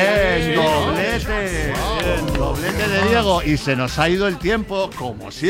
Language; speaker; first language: Spanish; native; Spanish